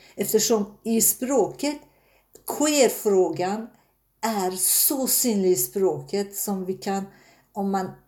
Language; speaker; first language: Swedish; non-native, fluent; Persian